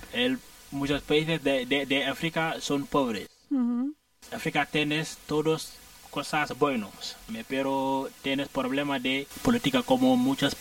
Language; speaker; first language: Spanish; non-native, learner; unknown